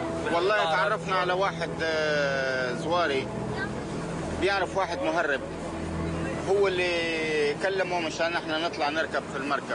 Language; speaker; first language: Arabic; native; Arabic